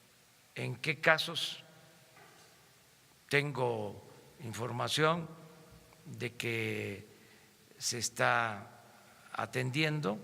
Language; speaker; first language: Spanish; native; Spanish